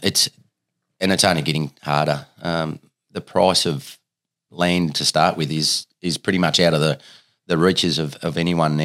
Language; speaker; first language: English; native; English